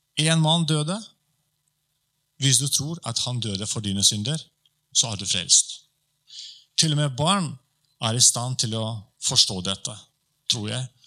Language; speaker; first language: Norwegian; non-native, fluent; Polish